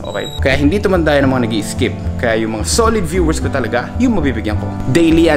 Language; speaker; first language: Filipino; native; Filipino